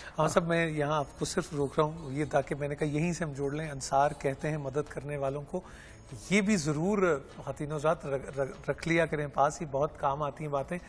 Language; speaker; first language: Urdu; native; Urdu